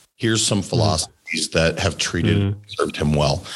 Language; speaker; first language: English; native; English